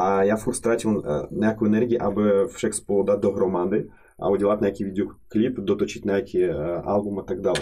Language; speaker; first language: Czech; non-native, fluent; Russian